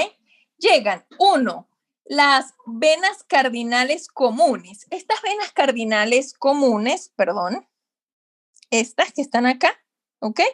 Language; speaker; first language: Spanish; native; Spanish